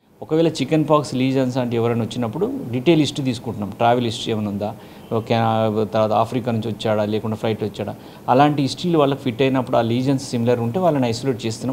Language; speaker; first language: Telugu; native; Telugu